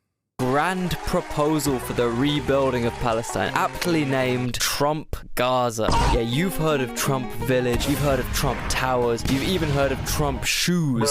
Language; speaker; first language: English; native; English